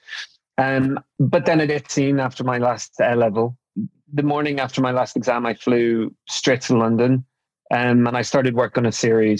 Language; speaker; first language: English; native; English